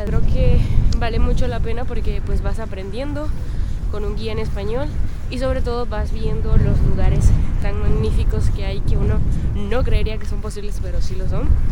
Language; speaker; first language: Spanish; native; Spanish